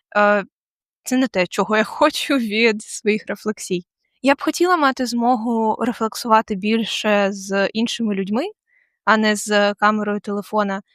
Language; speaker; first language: Ukrainian; non-native, local second language; Russian